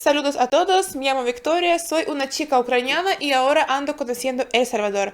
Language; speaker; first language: Spanish; non-native, fluent; Ukrainian